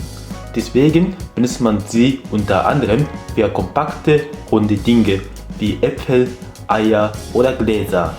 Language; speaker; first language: German; non-native, fluent; Japanese